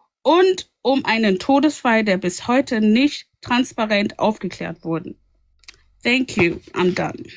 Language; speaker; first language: German; native; German